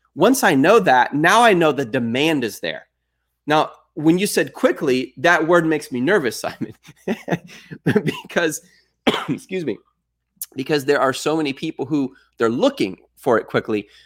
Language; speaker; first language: English; native; English